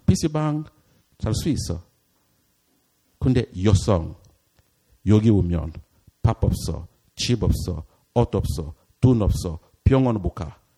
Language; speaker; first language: Korean; non-native, learner; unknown